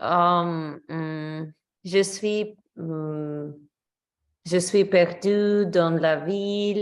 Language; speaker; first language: French; non-native, learner; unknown